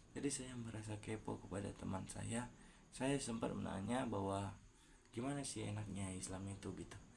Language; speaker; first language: Indonesian; native; Indonesian